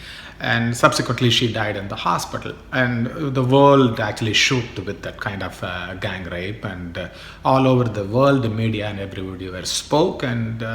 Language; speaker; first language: English; non-native, local second language; Tamil